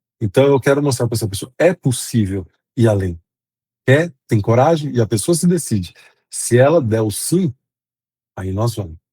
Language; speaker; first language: Portuguese; native; Portuguese